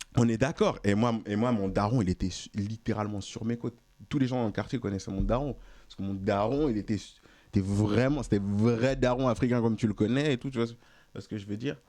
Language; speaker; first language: French; native; French